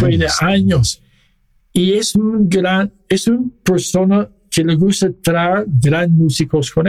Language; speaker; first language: Spanish; non-native, fluent; English